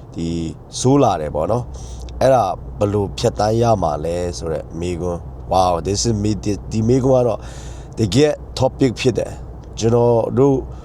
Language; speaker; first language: Burmese; non-native, local second language; Kachin